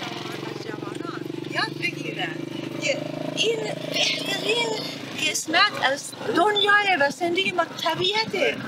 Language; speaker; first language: Persian; non-native, learner; Finnish